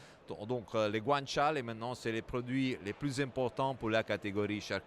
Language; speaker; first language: French; non-native, fluent; Italian